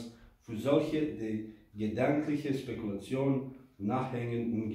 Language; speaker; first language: German; non-native, fluent; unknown